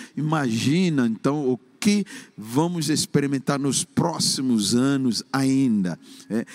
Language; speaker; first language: Portuguese; non-native, fluent; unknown